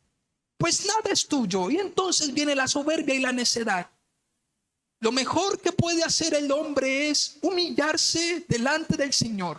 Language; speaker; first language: Spanish; native; Spanish